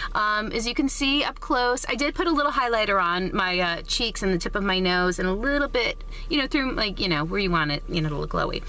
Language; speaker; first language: English; native; English